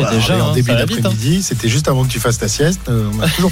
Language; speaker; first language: French; native; French